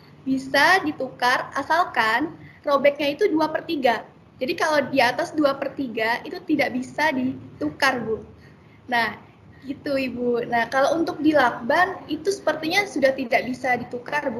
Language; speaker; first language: Indonesian; native; Indonesian